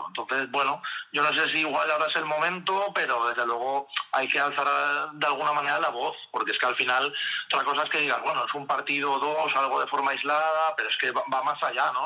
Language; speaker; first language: Spanish; native; Spanish